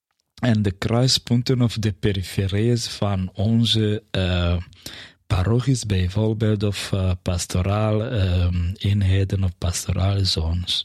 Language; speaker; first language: Dutch; non-native, fluent; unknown